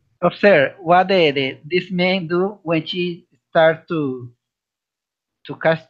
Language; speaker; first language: English; non-native, learner; Spanish